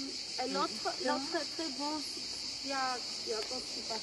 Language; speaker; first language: French; non-native, learner; Greek